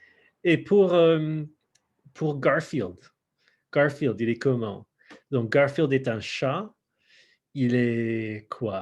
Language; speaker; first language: French; non-native, fluent; English